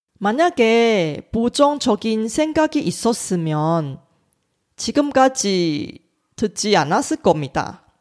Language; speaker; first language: Korean; non-native, fluent; Chinese